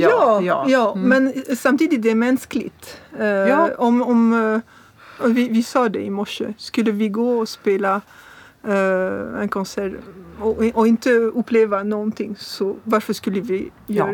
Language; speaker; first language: Swedish; non-native, fluent; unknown